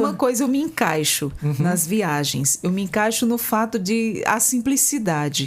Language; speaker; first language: Portuguese; native; Portuguese